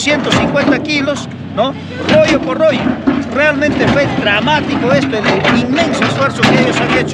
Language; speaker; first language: Spanish; native; Spanish